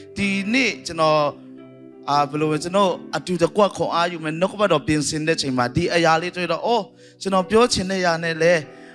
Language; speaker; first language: Burmese; non-native, local second language; Tedim Chin